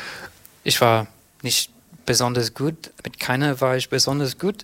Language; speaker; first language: German; non-native, fluent; English